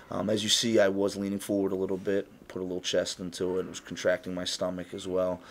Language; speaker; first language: English; native; English